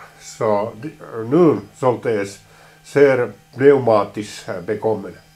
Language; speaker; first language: German; non-native, learner; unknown